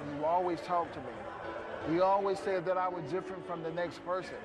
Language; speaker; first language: English; native; English